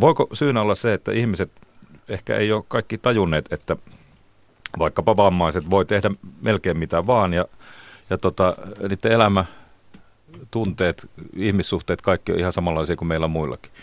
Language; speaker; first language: Finnish; native; Finnish